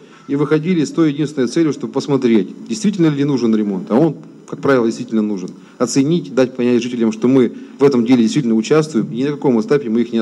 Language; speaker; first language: Russian; native; Russian